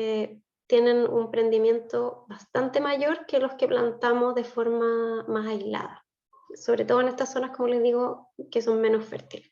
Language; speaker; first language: Spanish; native; Spanish